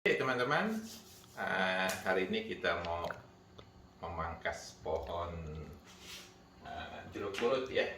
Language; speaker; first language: Indonesian; native; Indonesian